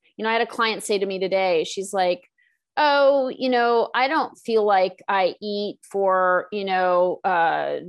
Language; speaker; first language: English; native; English